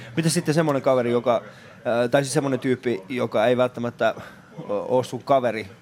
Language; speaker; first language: Finnish; native; Finnish